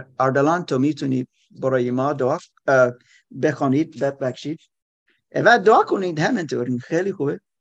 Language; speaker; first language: Persian; non-native, learner; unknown